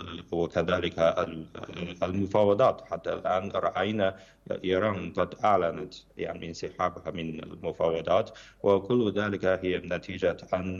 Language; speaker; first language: Arabic; non-native, fluent; Chinese